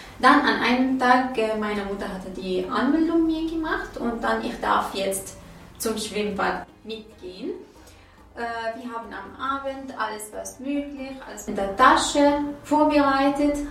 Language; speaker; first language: German; non-native, learner; Arabic